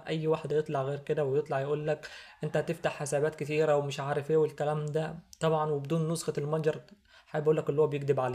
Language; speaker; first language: Arabic; native; Arabic